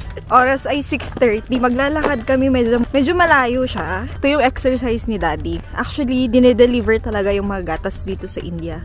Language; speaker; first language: Filipino; native; Filipino